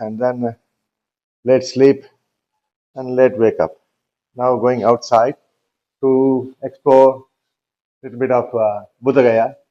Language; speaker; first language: English; non-native, local second language; Tamil